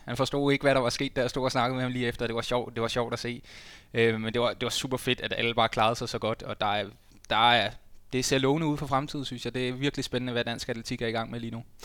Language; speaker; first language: Danish; native; Danish